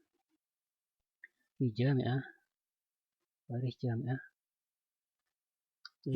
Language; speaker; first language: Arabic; non-native, learner; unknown